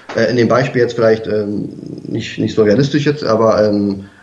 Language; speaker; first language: German; native; German